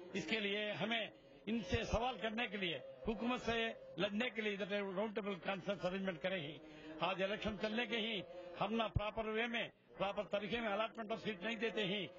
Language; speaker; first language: Urdu; native; Urdu